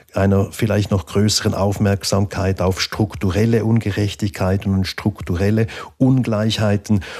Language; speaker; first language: German; native; German